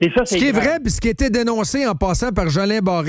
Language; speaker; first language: French; native; French